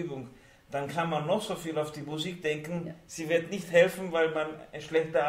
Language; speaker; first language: German; non-native, fluent; Hungarian